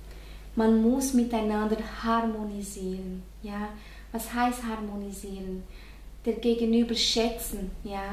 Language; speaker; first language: German; non-native, fluent; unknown